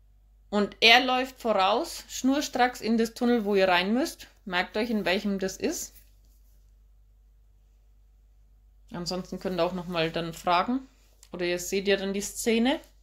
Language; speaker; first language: German; native; German